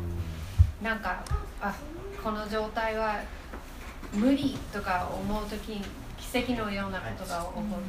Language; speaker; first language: Japanese; non-native, fluent; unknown